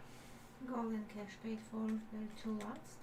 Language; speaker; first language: English; native; English